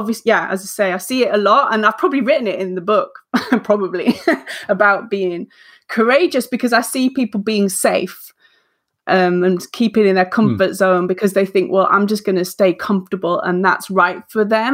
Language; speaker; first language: English; native; English